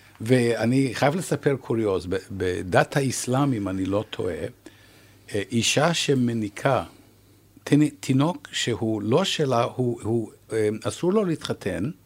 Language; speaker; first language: Hebrew; non-native, fluent; English